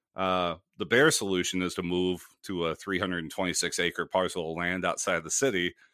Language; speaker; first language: English; native; English